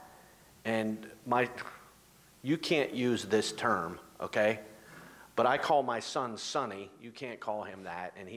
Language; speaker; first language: English; native; English